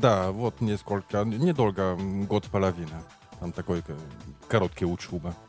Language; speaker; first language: Russian; non-native, learner; French